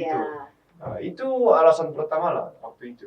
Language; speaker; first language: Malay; non-native, fluent; Korean